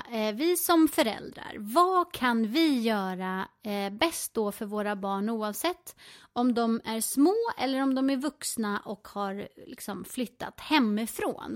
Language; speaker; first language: Swedish; native; Swedish